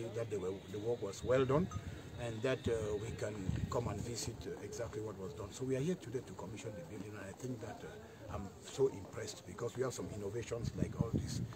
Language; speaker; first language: English; native; English